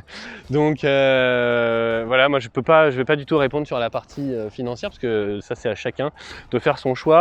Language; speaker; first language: French; native; French